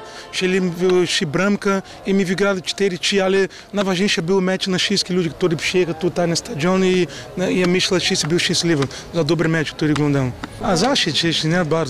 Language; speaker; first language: Polish; non-native, learner; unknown